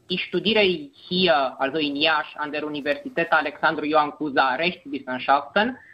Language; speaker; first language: German; non-native, fluent; Romanian